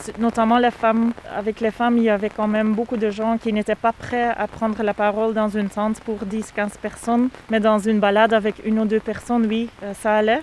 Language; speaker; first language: French; non-native, fluent; Dutch